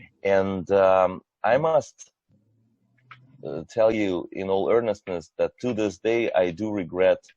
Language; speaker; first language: English; non-native, fluent; Russian